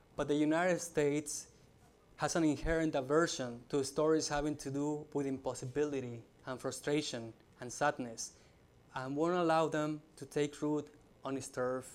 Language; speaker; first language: English; non-native, fluent; Spanish